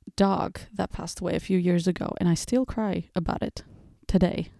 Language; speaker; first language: English; early bilingual, other home language; Portuguese